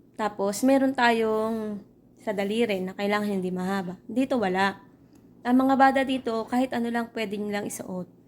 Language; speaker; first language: Filipino; native; Filipino